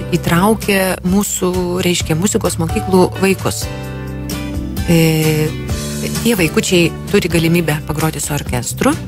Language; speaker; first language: Lithuanian; native; Lithuanian